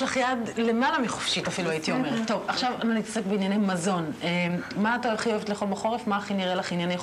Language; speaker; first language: Hebrew; native; Hebrew